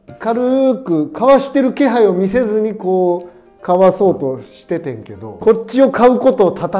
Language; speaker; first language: Japanese; native; Japanese